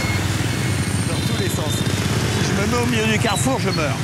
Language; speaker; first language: French; native; French